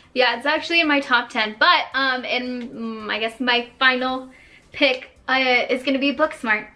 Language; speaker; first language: English; native; English